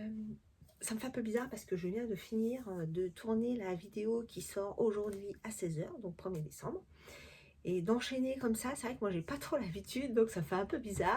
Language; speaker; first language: French; native; French